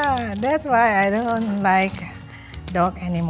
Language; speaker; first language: English; non-native, learner; Indonesian